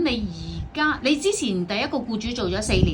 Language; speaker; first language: Cantonese; native; Cantonese